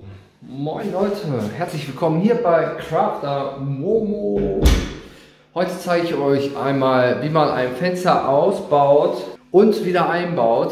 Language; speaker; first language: German; native; German